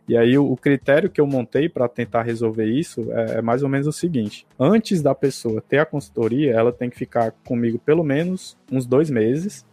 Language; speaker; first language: Portuguese; native; Portuguese